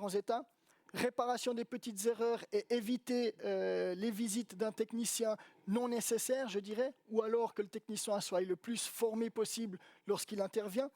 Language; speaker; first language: French; native; French